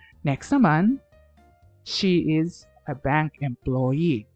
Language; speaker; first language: English; non-native, local second language; Filipino